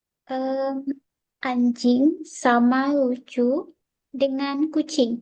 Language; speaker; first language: Indonesian; non-native, learner; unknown